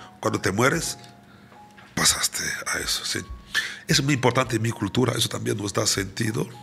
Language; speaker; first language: Spanish; non-native, fluent; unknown